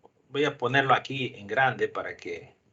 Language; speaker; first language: Spanish; native; Spanish